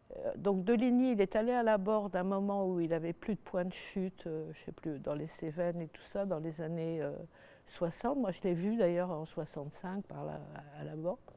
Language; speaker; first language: French; native; French